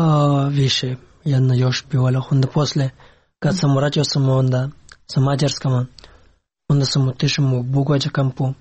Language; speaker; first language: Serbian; non-native, learner; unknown